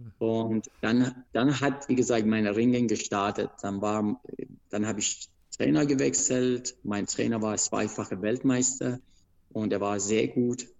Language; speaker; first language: German; non-native, fluent; Persian